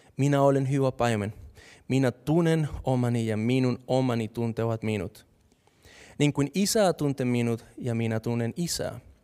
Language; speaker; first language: Finnish; non-native, fluent; Spanish